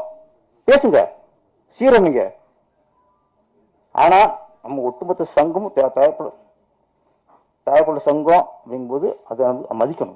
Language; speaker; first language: Tamil; native; Tamil